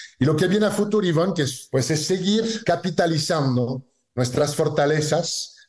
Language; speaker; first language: Spanish; non-native, fluent; French